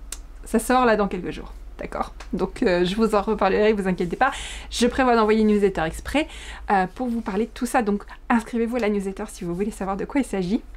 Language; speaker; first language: French; native; French